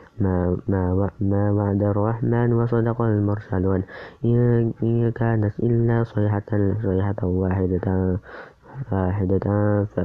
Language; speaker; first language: Arabic; non-native, learner; Indonesian